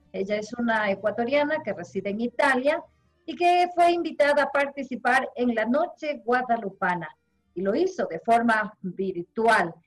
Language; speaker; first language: Spanish; native; Spanish